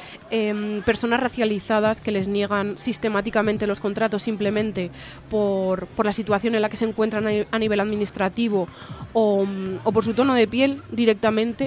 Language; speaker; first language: Spanish; native; Spanish